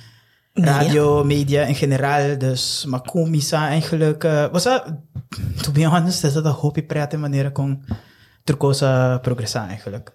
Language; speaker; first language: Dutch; non-native, local second language; Papiamento